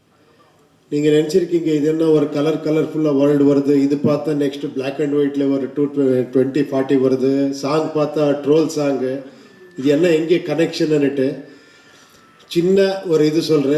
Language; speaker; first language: Tamil; non-native, fluent; Kannada